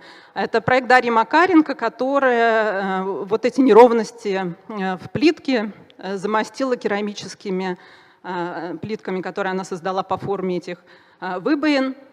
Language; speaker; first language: Russian; native; Russian